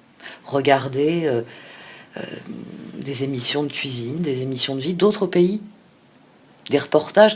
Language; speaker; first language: French; native; French